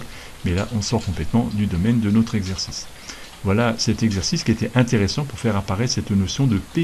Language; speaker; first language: French; native; French